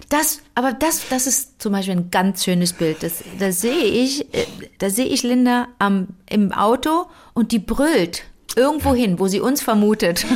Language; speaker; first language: German; native; German